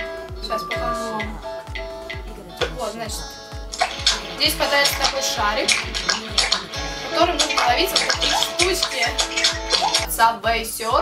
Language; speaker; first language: Russian; native; Russian